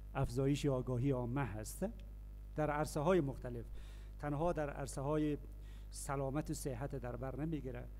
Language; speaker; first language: Persian; native; Persian